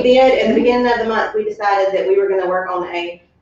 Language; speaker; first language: English; native; English